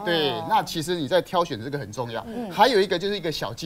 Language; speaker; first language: Chinese; native; Chinese